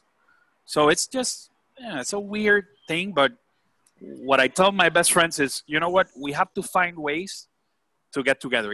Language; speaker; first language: English; non-native, fluent; Spanish